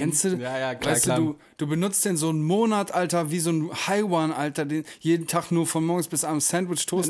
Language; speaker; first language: German; native; German